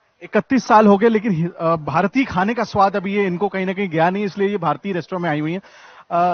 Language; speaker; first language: Hindi; native; Hindi